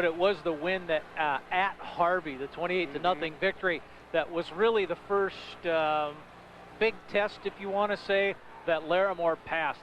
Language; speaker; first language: English; native; English